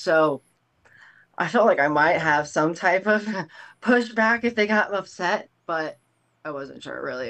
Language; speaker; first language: English; native; English